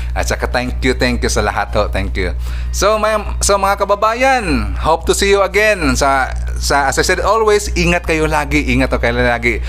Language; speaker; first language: Filipino; non-native, local second language; Cebuano